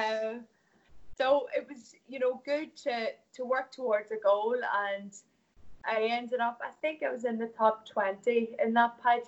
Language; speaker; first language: English; native; English